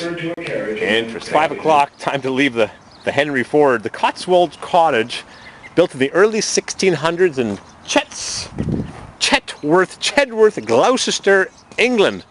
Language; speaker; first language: English; native; English